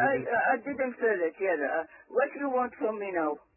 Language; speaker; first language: English; early bilingual, other home language; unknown